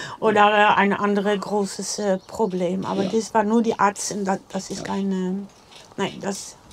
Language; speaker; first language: German; non-native, learner; Dutch